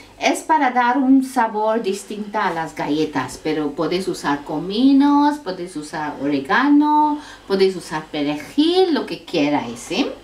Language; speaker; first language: Spanish; non-native, fluent; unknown